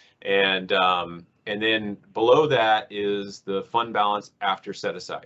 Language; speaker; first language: English; native; English